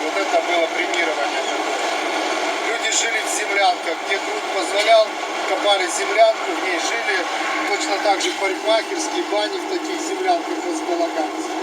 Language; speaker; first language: Russian; native; Russian